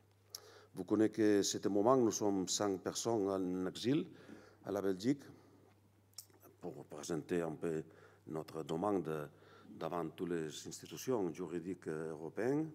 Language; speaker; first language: French; non-native, learner; Catalan